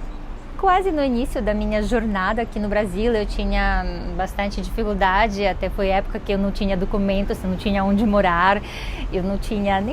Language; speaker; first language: Portuguese; non-native, fluent; Russian